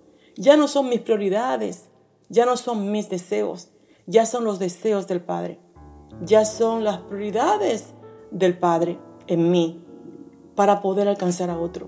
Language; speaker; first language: Spanish; native; Spanish